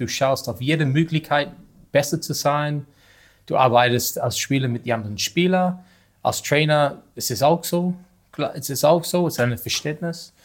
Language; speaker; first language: German; non-native, learner; English